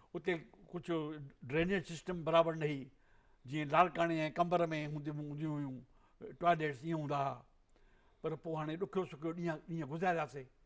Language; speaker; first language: Sindhi; native; Sindhi